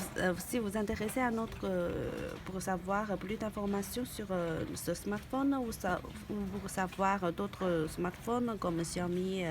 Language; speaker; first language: French; non-native, learner; Chinese